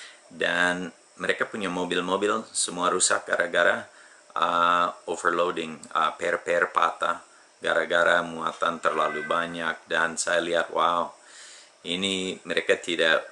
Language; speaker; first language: Indonesian; non-native, fluent; English